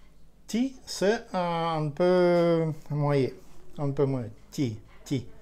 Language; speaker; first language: French; non-native, learner; Ukrainian